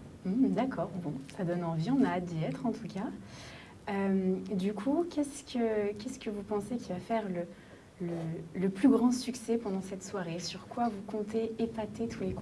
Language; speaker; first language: French; native; French